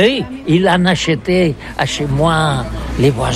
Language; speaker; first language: French; non-native, learner; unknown